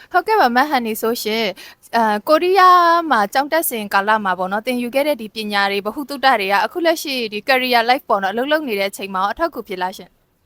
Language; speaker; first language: Burmese; native; Burmese